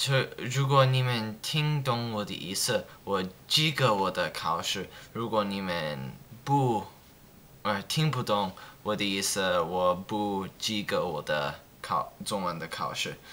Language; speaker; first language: Chinese; non-native, learner; English